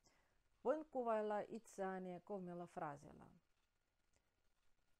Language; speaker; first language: Finnish; non-native, fluent; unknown